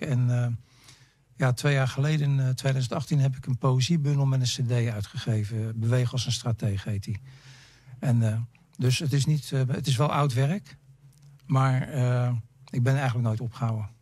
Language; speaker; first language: Dutch; native; Dutch